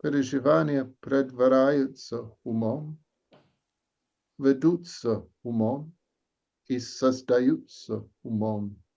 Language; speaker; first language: Russian; non-native, learner; English